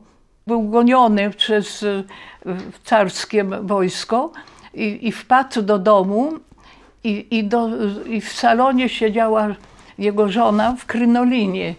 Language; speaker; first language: Polish; early bilingual, heritage; Polish